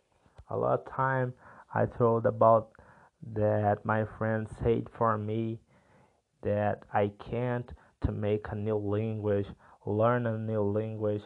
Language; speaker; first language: English; non-native, learner; Portuguese